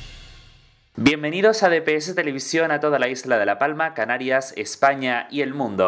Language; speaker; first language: Spanish; native; Spanish